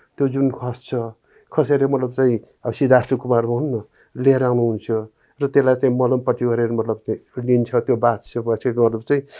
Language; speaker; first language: Nepali; non-native, local second language; Newari